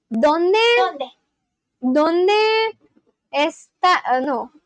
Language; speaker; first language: Spanish; non-native, learner; English